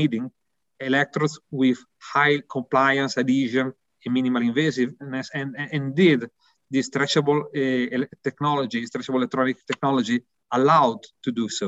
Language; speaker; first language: English; non-native, fluent; Italian